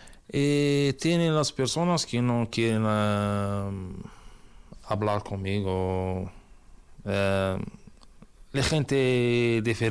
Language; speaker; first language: Spanish; non-native, learner; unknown